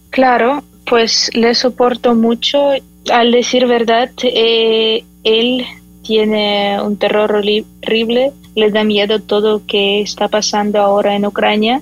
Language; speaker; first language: Spanish; non-native, fluent; Ukrainian